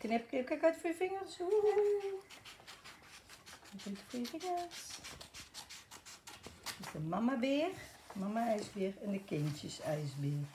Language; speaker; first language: Dutch; native; Dutch